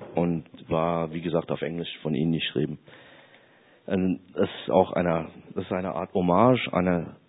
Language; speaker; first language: German; non-native, fluent; English